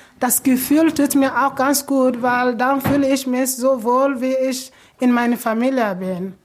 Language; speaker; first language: German; non-native, learner; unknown